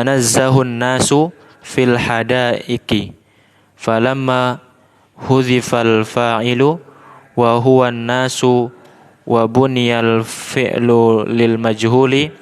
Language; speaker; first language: Arabic; non-native, learner; Indonesian